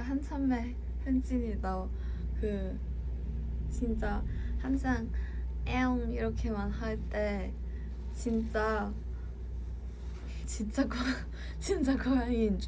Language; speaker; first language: Korean; non-native, fluent; Cantonese